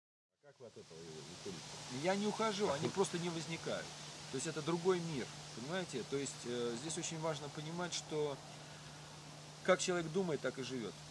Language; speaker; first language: Russian; native; Russian